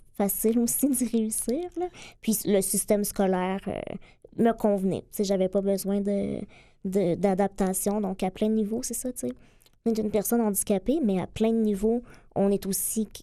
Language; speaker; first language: French; native; French